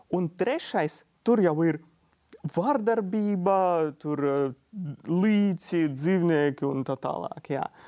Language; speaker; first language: Latvian; non-native, local second language; Russian